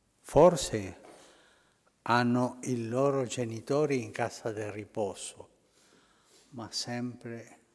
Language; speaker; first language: Italian; early bilingual, heritage; Spanish